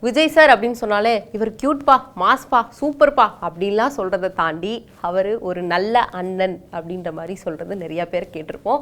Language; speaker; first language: Tamil; native; Tamil